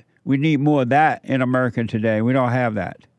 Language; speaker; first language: English; native; English